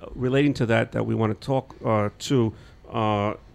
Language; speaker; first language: English; native; English